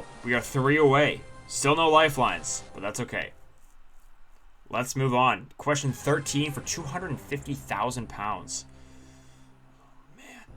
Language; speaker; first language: English; native; English